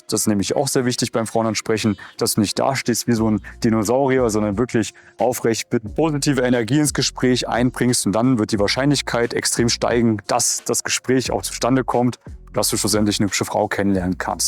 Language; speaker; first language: German; native; German